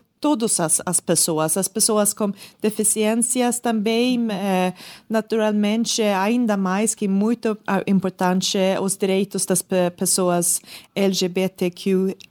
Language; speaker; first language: Portuguese; non-native, learner; Swedish